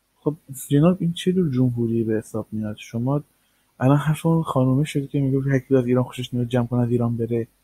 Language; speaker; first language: Persian; native; Persian